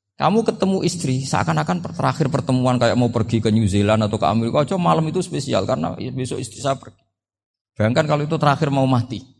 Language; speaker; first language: Indonesian; non-native, local second language; Javanese